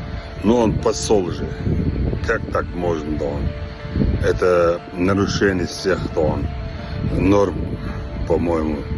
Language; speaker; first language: Russian; non-native, local second language; Chechen